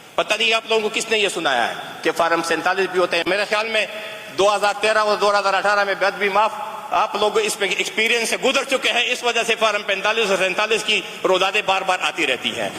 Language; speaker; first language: Urdu; non-native, local second language; Pashto